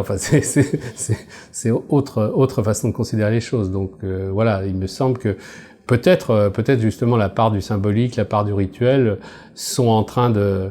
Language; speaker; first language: French; native; French